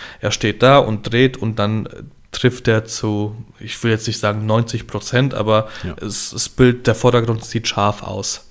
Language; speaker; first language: German; early bilingual, other home language; Polish